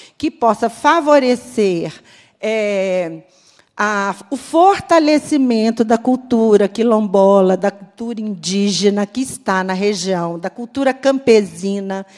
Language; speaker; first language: Portuguese; native; Portuguese